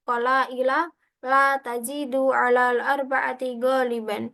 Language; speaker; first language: Arabic; non-native, learner; Indonesian